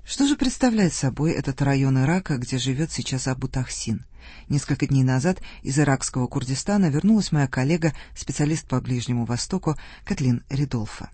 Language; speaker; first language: Russian; native; Russian